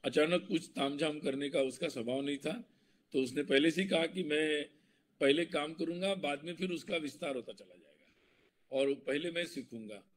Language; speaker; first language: Hindi; non-native, local second language; Marathi